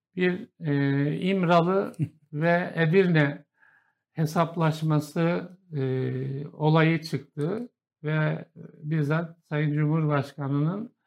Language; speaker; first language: Turkish; native; Turkish